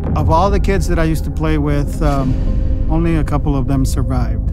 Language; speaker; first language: English; early bilingual, other home language; Spanish